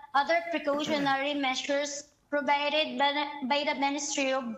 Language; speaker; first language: English; non-native, local second language; Filipino